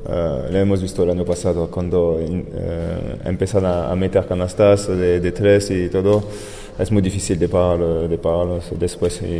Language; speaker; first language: Spanish; non-native, fluent; French